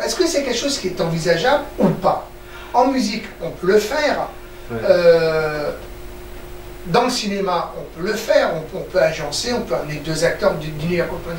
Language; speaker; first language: French; native; French